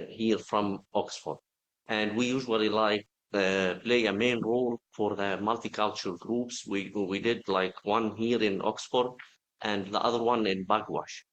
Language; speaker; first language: English; non-native, fluent; Arabic